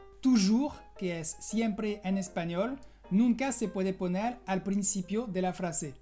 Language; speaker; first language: Spanish; non-native, fluent; French